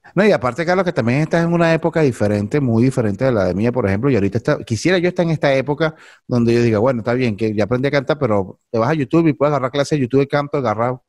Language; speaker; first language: Spanish; native; Spanish